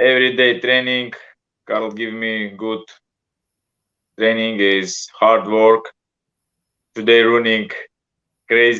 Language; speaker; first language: English; non-native, learner; Russian